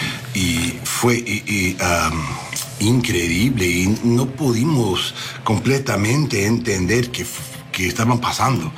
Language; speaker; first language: Spanish; non-native, learner; English